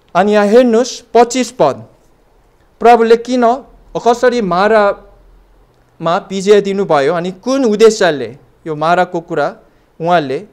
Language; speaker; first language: Nepali; non-native, fluent; Korean